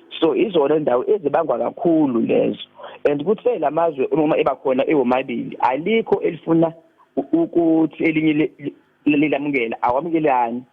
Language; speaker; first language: Zulu; native; Zulu